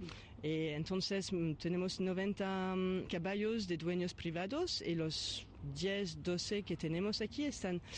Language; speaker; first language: Spanish; non-native, fluent; French